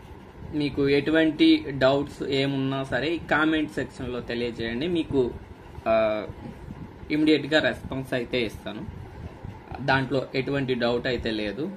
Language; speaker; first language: Telugu; native; Telugu